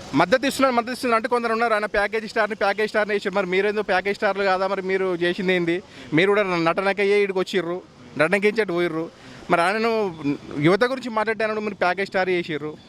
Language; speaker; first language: Telugu; native; Telugu